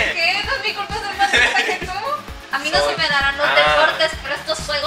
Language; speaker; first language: Spanish; native; Spanish